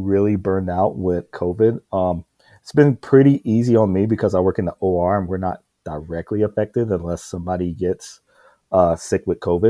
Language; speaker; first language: English; native; English